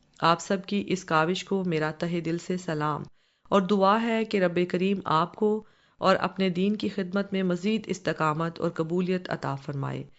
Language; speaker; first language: Urdu; non-native, local second language; Punjabi